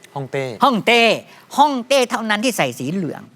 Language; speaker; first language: Thai; native; Thai